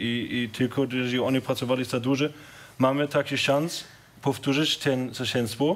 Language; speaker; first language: Polish; non-native, learner; German